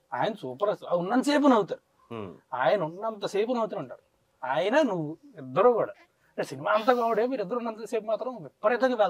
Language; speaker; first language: Telugu; native; Telugu